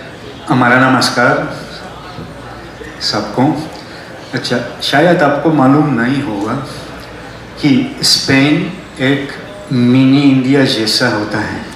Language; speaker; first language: Hindi; non-native, fluent; Spanish